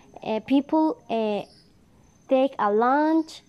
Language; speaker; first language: English; non-native, learner; Spanish